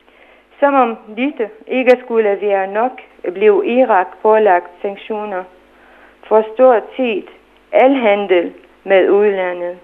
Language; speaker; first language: Danish; non-native, fluent; Arabic